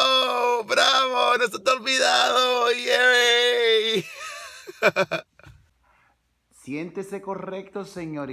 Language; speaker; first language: Spanish; early bilingual, other home language; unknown